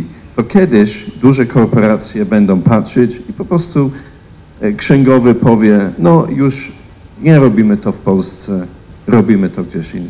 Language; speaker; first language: Polish; non-native, fluent; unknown